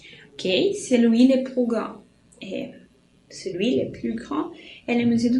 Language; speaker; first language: French; non-native, fluent; Portuguese